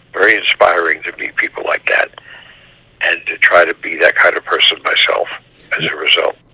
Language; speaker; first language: English; native; English